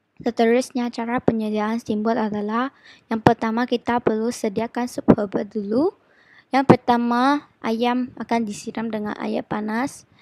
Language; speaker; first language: Malay; non-native, local second language; Chinese